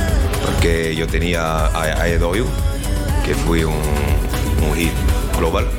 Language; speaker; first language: Spanish; non-native, learner; French